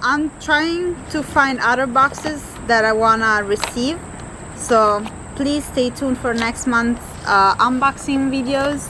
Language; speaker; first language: English; non-native, fluent; Italian